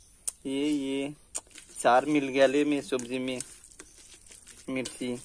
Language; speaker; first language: Hindi; non-native, local second language; Bodo